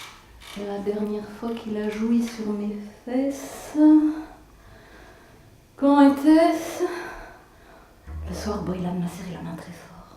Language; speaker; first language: French; native; French